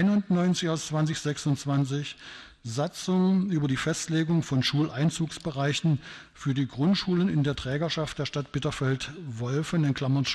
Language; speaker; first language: German; native; German